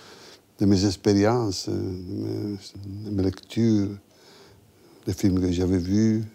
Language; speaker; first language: French; non-native, fluent; Italian